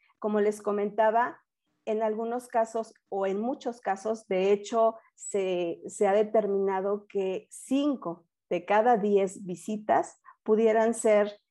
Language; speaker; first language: Spanish; native; Spanish